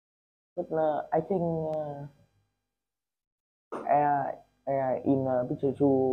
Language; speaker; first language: English; non-native, learner; Vietnamese